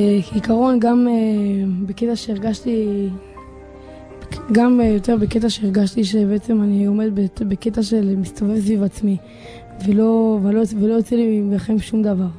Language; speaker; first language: Hebrew; native; Hebrew